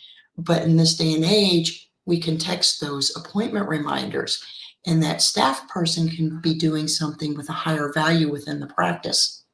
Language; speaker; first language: English; native; English